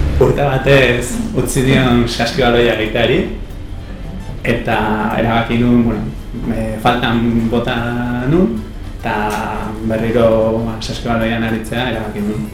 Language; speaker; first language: Basque; non-native, learner; Spanish